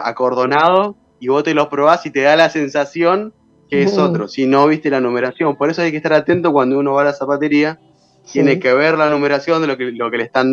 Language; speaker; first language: Spanish; native; Spanish